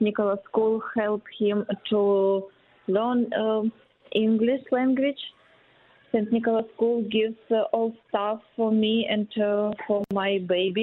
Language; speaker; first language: English; non-native, learner; Ukrainian